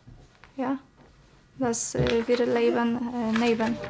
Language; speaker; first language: German; non-native, learner; Polish